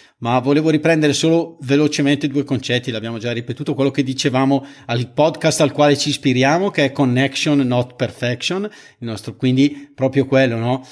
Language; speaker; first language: Italian; native; Italian